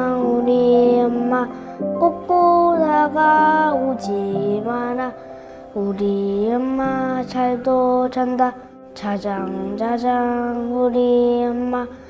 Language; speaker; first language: Korean; early bilingual, other home language; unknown